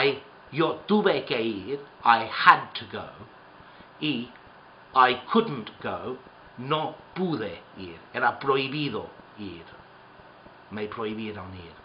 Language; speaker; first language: Spanish; non-native, fluent; English